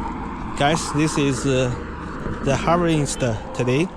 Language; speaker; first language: English; non-native, fluent; Chinese